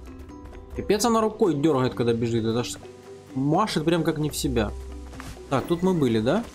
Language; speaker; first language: Russian; native; Russian